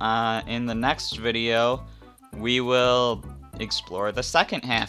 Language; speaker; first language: English; native; English